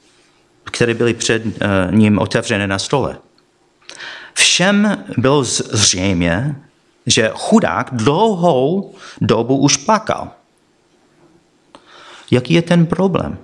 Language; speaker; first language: Czech; non-native, fluent; English